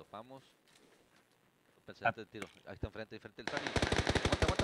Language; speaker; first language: Spanish; native; Spanish